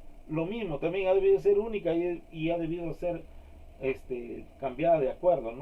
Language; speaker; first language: Spanish; native; Spanish